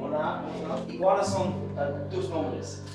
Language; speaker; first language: Spanish; non-native, learner; English